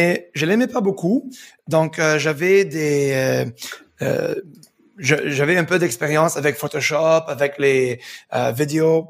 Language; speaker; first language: French; early bilingual, heritage; French